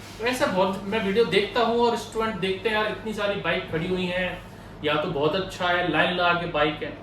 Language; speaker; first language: Hindi; native; Hindi